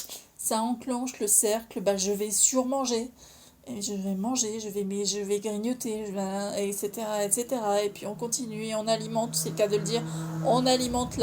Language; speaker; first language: French; native; French